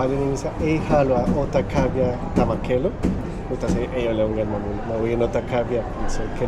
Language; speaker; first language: Finnish; non-native, learner; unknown